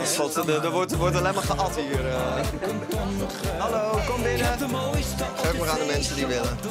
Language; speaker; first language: Dutch; native; Dutch